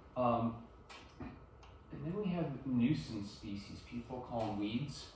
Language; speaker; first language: English; native; English